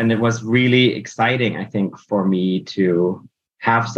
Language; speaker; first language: English; non-native, fluent; German